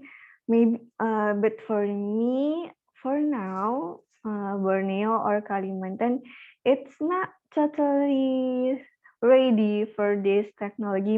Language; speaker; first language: English; non-native, learner; Indonesian